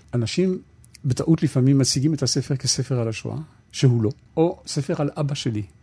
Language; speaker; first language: Hebrew; non-native, fluent; French